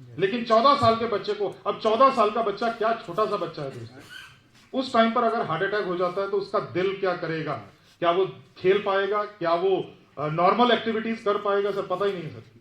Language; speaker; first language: Hindi; non-native, local second language; Punjabi